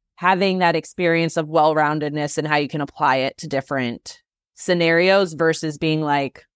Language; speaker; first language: English; native; English